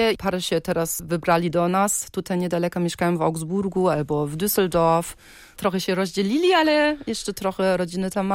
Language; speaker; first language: Polish; early bilingual, heritage; Polish